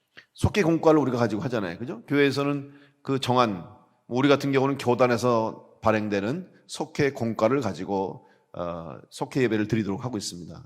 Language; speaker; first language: Korean; native; Korean